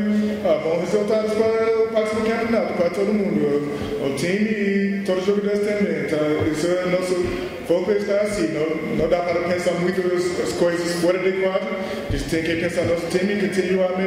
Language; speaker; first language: Portuguese; non-native, learner; English